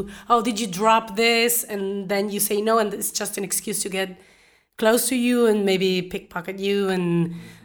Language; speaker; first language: English; non-native, fluent; Spanish